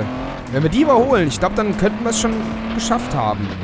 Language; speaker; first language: German; native; German